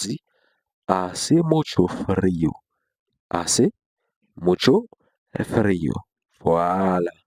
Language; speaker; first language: Spanish; non-native, learner; Haitian Creole